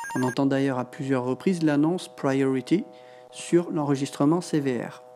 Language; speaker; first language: French; native; French